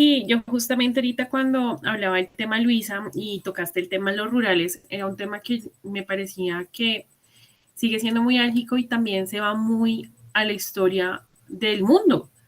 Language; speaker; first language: Spanish; native; Spanish